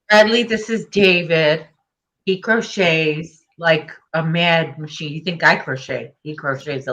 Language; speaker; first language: English; native; English